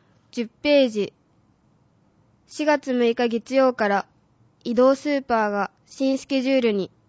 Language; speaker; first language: Japanese; native; Japanese